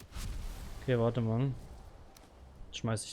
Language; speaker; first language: German; native; German